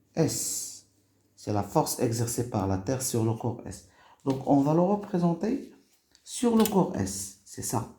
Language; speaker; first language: French; non-native, local second language; Arabic